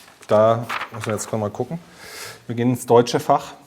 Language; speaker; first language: German; native; German